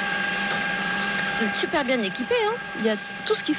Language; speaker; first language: French; native; French